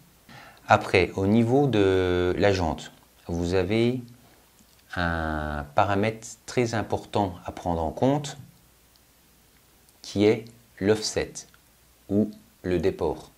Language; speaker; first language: French; native; French